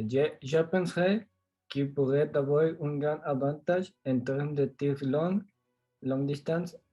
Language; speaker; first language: French; non-native, learner; Spanish